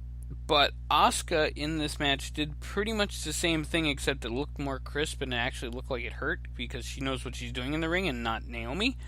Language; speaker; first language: English; native; English